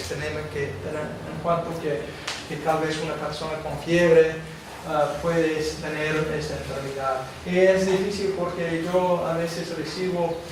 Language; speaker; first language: Spanish; non-native, fluent; English